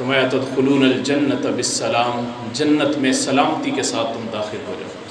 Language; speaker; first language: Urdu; non-native, local second language; Punjabi